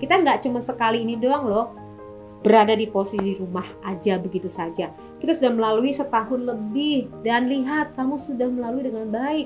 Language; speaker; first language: Indonesian; native; Indonesian